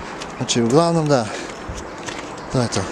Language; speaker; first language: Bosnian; early bilingual, heritage; Serbian